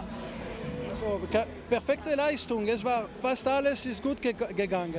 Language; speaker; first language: German; non-native, learner; French